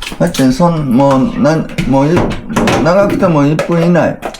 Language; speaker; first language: Japanese; native; Japanese